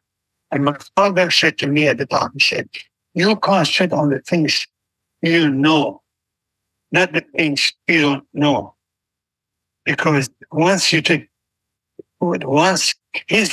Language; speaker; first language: English; non-native, fluent; Arabic